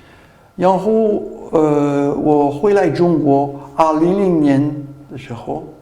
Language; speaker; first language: Chinese; non-native, learner; French